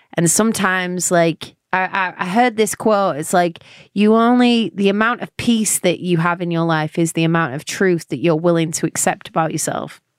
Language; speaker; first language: English; native; English